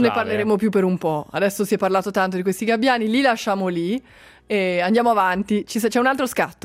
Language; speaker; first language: Italian; native; Italian